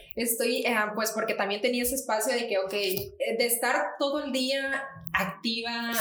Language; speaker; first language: Spanish; native; Spanish